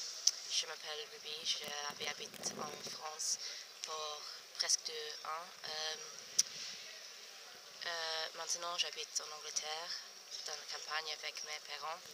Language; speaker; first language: French; non-native, learner; English